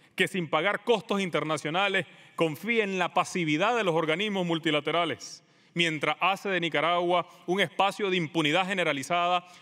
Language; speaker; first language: Spanish; native; Spanish